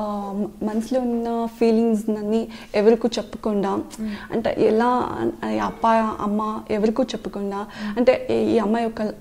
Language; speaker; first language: Telugu; non-native, learner; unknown